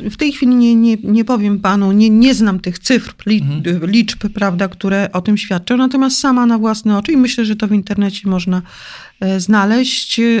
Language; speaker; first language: Polish; native; Polish